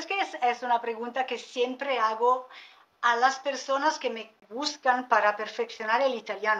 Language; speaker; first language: Spanish; non-native, fluent; Italian